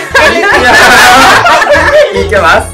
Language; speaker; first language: Spanish; non-native, learner; Korean